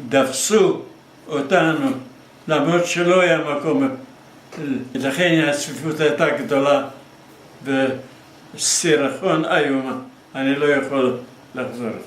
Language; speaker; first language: Hebrew; non-native, fluent; Hungarian